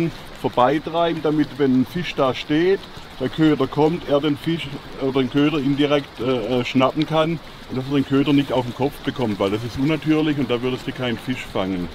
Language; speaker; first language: German; native; German